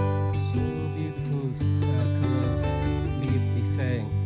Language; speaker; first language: English; non-native, learner; Vietnamese